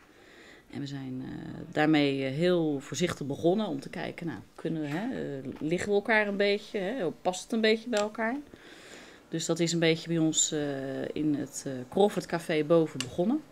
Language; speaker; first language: Dutch; native; Dutch